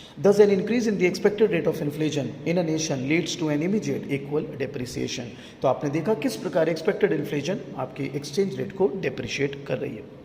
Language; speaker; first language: Hindi; native; Hindi